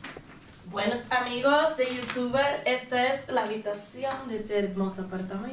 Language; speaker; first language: Spanish; native; Spanish